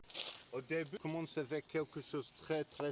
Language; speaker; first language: French; non-native, learner; English